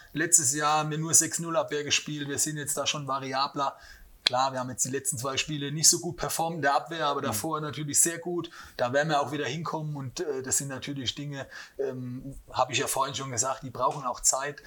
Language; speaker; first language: German; native; German